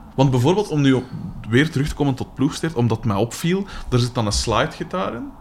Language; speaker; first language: Dutch; native; Dutch